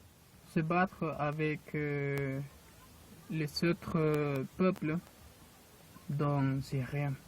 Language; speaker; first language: French; non-native, learner; Spanish